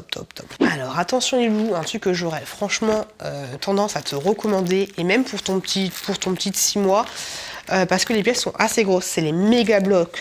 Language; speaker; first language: French; native; French